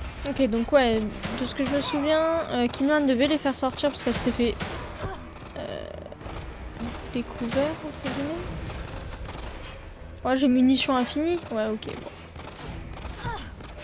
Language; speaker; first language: French; native; French